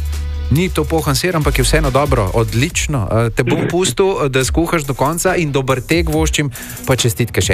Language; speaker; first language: Slovenian; native; Slovenian